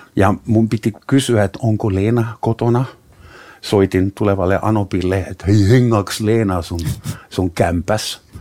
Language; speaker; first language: Finnish; non-native, fluent; German